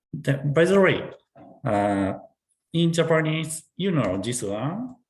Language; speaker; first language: English; non-native, learner; Japanese